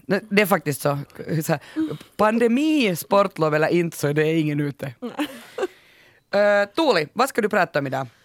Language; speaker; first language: Swedish; native; Swedish